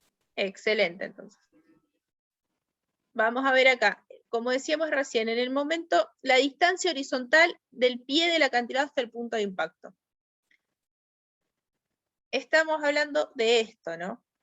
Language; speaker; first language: Spanish; native; Spanish